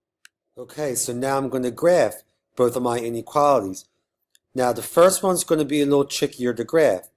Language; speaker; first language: English; native; English